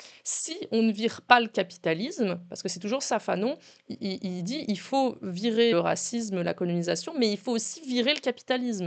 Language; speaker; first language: French; native; French